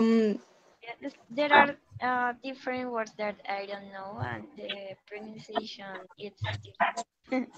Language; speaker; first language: English; non-native, learner; Spanish